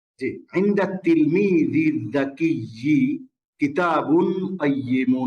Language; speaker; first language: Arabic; non-native, fluent; Bangla